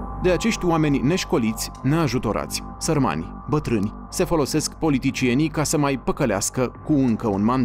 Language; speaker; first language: Romanian; native; Romanian